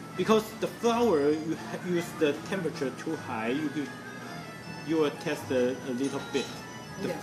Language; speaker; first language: English; non-native, learner; Chinese